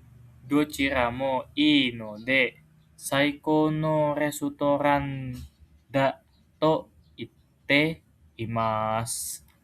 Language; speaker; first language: Japanese; non-native, fluent; Indonesian